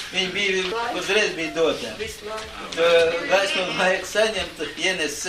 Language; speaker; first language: Latvian; non-native, local second language; Russian